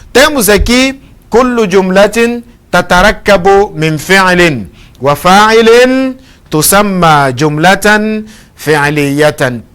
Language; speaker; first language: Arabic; non-native, fluent; Portuguese